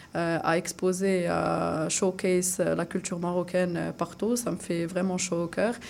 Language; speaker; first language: French; non-native, local second language; Arabic